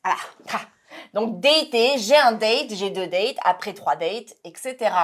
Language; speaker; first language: French; native; French